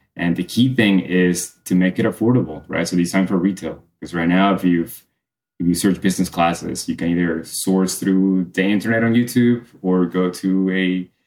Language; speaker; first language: English; early bilingual, other home language; Spanish